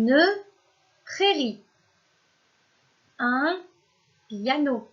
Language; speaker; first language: French; non-native, local second language; Arabic